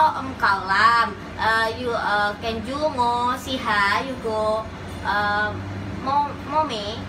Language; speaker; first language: Cantonese; non-native, learner; Indonesian